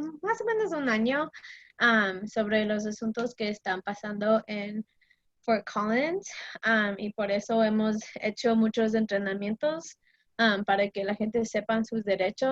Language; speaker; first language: Spanish; non-native, fluent; English